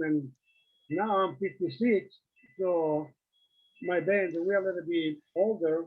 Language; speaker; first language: English; non-native, learner; Italian